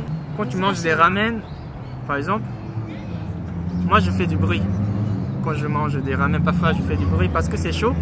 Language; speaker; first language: French; non-native, fluent; Japanese